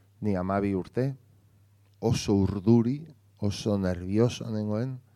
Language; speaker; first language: Basque; non-native, local second language; Spanish